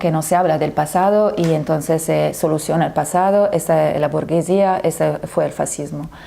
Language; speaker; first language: Spanish; non-native, fluent; Italian